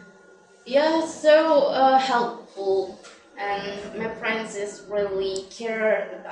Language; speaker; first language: English; non-native, learner; Indonesian